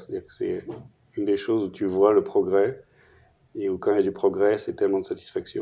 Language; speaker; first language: French; native; French